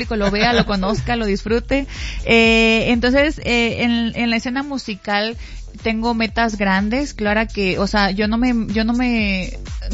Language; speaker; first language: Spanish; native; Spanish